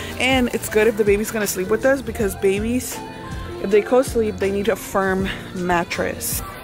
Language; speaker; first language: English; early bilingual, other home language; Spanish